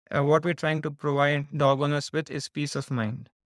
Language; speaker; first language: English; non-native, local second language; Telugu